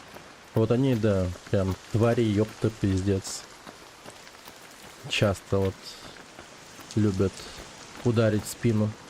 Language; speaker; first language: Russian; native; Russian